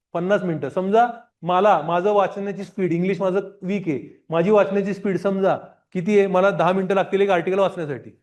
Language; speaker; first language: Marathi; non-native, local second language; Gujarati